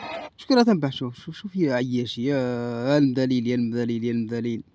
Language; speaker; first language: Arabic; native; Arabic